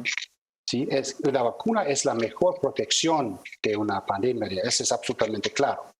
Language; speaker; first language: Spanish; non-native, fluent; German